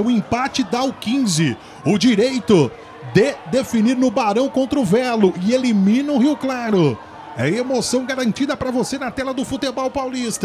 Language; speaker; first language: Portuguese; native; Portuguese